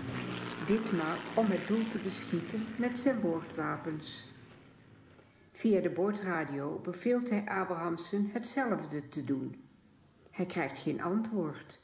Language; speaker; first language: Dutch; native; Dutch